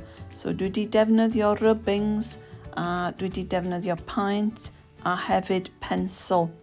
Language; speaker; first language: Welsh; non-native, fluent; English